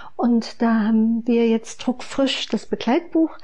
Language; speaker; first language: German; native; German